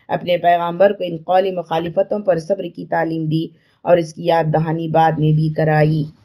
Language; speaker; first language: Urdu; native; Urdu